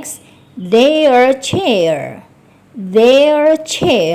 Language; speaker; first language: English; non-native, fluent; Indonesian